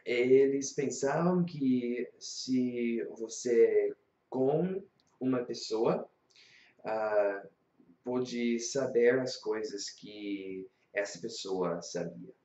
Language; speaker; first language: Portuguese; non-native, learner; English